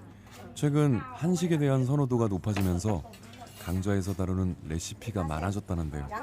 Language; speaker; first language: Korean; native; Korean